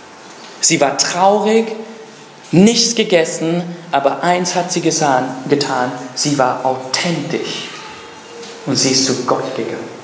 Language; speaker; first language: German; non-native, fluent; English